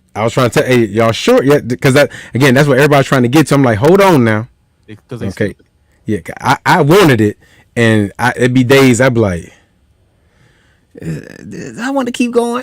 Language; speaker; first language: English; native; English